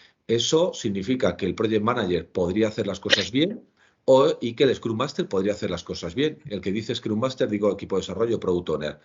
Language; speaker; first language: Spanish; native; Spanish